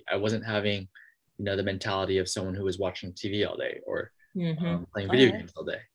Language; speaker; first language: English; native; English